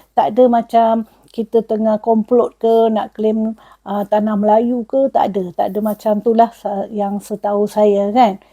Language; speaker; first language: Malay; non-native, local second language; Tamil